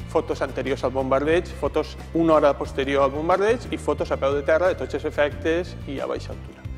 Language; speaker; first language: Spanish; native; Spanish